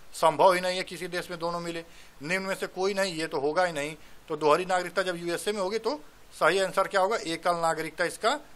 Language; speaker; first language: Hindi; native; Hindi